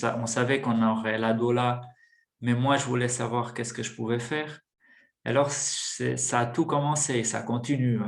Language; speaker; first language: French; non-native, fluent; Portuguese